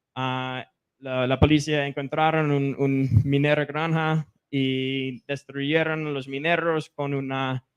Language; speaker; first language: Spanish; non-native, fluent; English